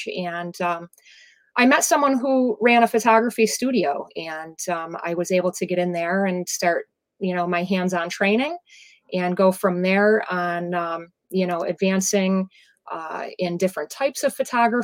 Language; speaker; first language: English; native; English